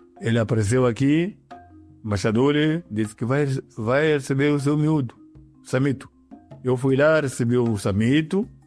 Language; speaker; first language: Portuguese; non-native, local second language; Yao